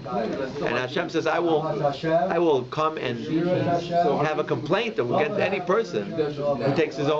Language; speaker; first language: English; native; English